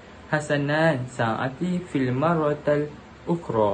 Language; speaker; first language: Arabic; non-native, learner; Malay